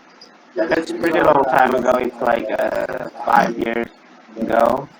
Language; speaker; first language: English; non-native, learner; Indonesian